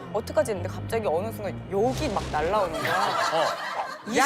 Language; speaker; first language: Korean; native; Korean